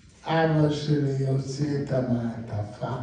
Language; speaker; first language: Hebrew; non-native, fluent; Yiddish